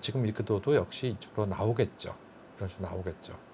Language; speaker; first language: Korean; native; Korean